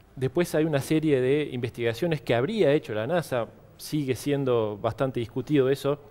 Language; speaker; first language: Spanish; native; Spanish